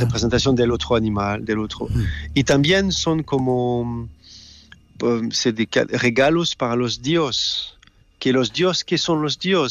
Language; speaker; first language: Spanish; non-native, learner; French